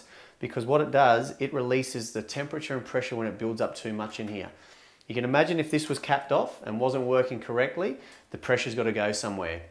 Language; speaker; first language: English; native; English